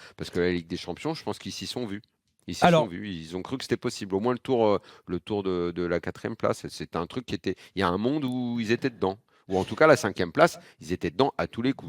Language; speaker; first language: French; native; French